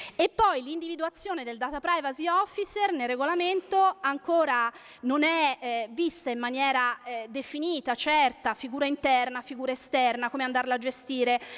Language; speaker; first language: Italian; native; Italian